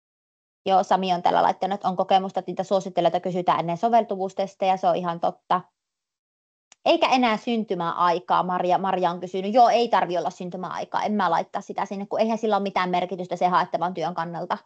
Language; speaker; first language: Finnish; native; Finnish